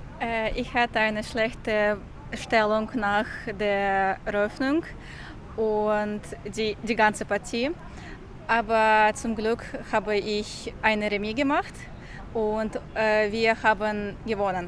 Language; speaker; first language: German; non-native, learner; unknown